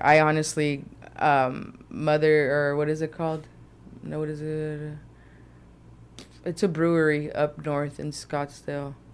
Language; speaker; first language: English; early bilingual, other home language; Spanish